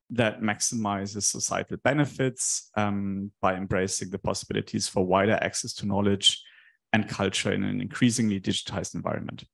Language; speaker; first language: English; non-native, fluent; German